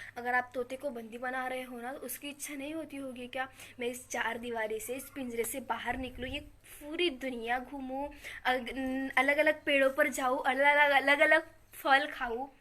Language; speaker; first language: Hindi; non-native, local second language; Marathi